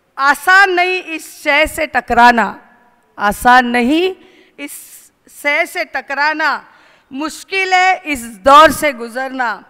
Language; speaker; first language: Hindi; non-native, local second language; Marathi